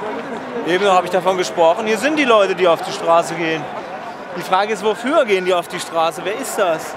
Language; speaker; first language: German; native; German